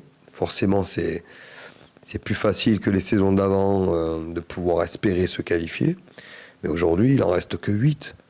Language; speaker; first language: French; native; French